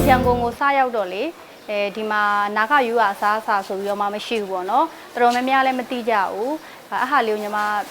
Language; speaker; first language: Burmese; non-native, local second language; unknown